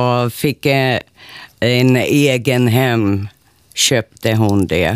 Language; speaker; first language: Swedish; non-native, local second language; Finnish